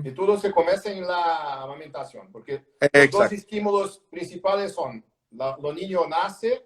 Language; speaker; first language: Spanish; non-native, learner; Portuguese